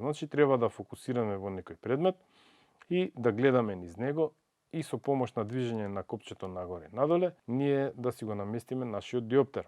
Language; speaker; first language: Macedonian; native; Macedonian